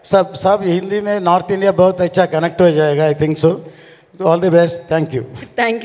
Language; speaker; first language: Hindi; non-native, local second language; Telugu